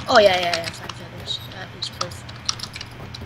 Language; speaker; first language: English; native; English